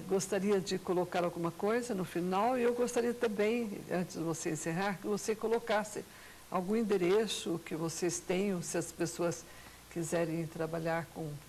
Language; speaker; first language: Portuguese; native; Portuguese